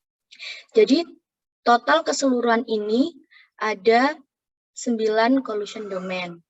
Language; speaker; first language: Indonesian; native; Indonesian